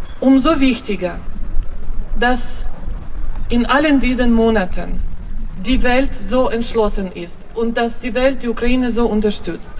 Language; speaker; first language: German; non-native, fluent; Ukrainian